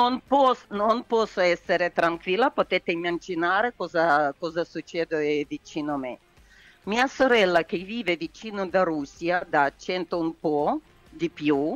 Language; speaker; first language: Italian; non-native, learner; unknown